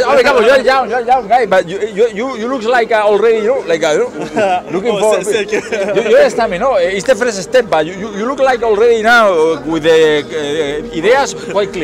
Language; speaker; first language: English; non-native, learner; Spanish